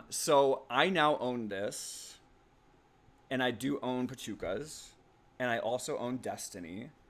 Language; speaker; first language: English; native; English